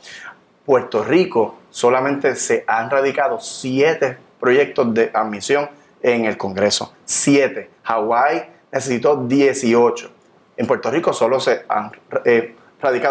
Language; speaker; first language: Spanish; native; Spanish